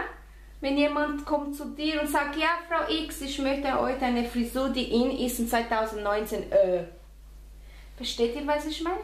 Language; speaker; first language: German; non-native, fluent; Spanish